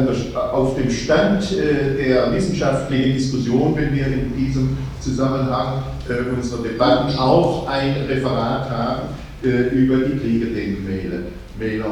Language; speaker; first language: German; native; German